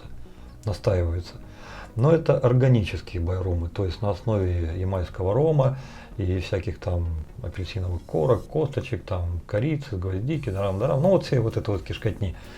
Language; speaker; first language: Russian; native; Russian